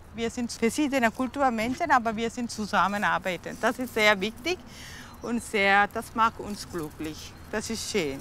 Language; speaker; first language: German; non-native, learner; Tamil